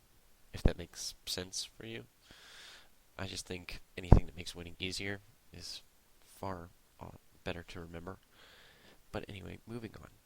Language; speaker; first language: English; native; English